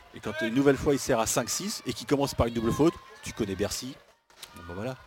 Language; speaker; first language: French; native; French